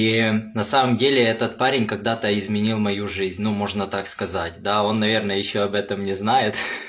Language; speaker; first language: Russian; native; Russian